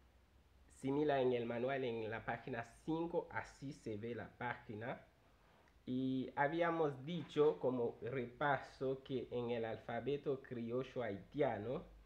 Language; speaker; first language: Spanish; non-native, fluent; Haitian Creole